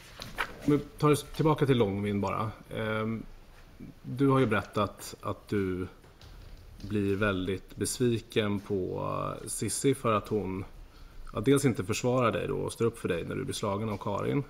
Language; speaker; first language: Swedish; native; Swedish